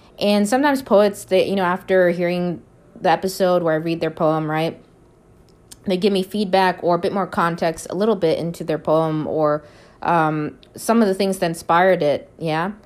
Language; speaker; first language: English; native; English